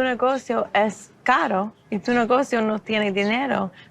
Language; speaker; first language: Spanish; non-native, learner; English